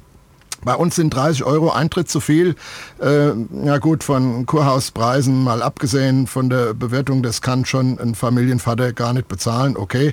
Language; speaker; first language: German; native; German